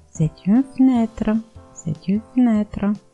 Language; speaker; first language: French; non-native, fluent; Romanian